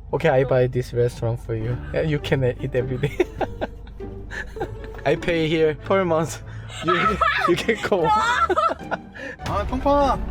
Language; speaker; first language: English; non-native, learner; Korean